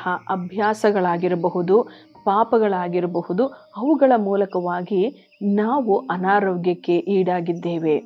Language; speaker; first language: Kannada; native; Kannada